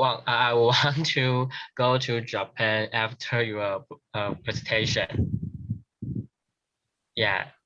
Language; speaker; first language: English; non-native, learner; Chinese